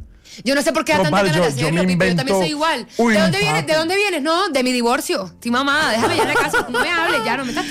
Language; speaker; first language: Spanish; native; Spanish